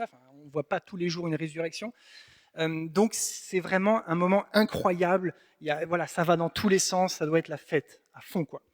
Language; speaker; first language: French; native; French